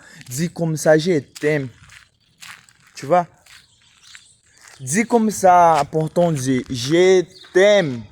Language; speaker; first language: French; non-native, learner; Portuguese